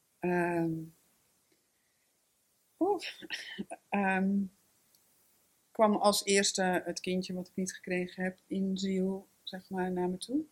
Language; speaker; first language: Dutch; native; Dutch